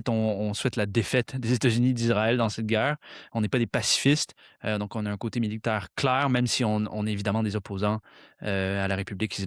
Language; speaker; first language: French; native; French